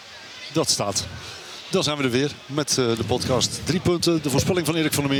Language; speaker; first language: Dutch; native; Dutch